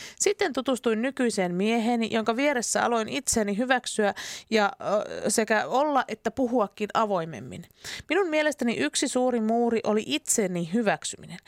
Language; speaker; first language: Finnish; native; Finnish